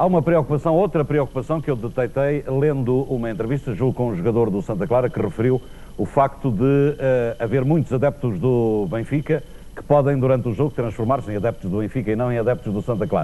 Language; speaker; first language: Portuguese; native; Portuguese